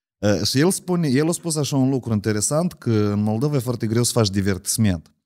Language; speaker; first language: Romanian; native; Romanian